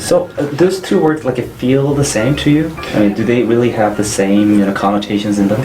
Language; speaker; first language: English; non-native, fluent; Korean